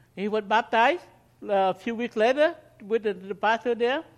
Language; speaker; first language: English; non-native, learner; Khmer